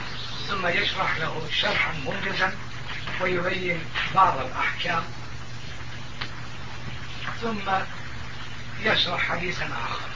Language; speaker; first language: Arabic; non-native, fluent; Turkish